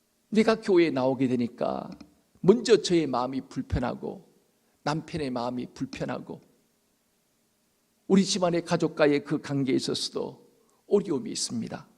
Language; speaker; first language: Korean; native; Korean